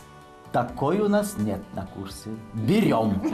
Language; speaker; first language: Russian; non-native, local second language; Romanian